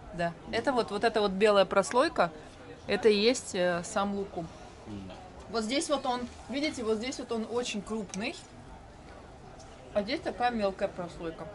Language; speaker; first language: Russian; native; Russian